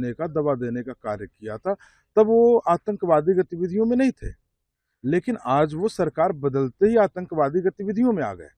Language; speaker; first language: Hindi; native; Hindi